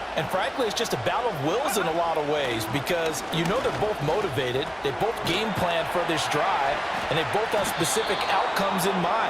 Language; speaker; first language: English; native; English